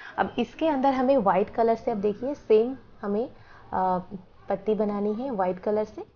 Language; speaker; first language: Hindi; non-native, local second language; Bangla